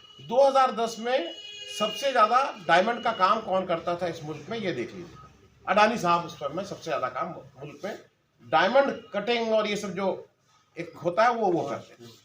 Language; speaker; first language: Hindi; native; Hindi